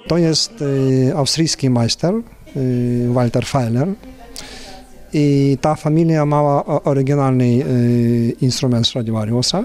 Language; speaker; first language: Polish; non-native, learner; Ukrainian